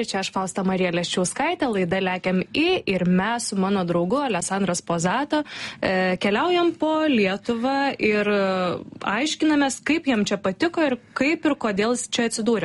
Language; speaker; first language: Lithuanian; native; Lithuanian